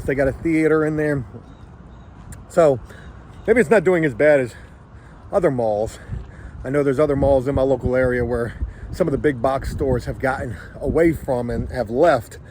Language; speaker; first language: English; native; English